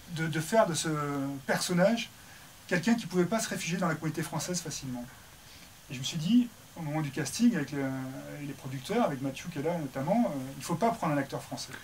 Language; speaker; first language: French; native; French